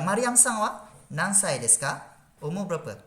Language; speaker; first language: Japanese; non-native, fluent; Malay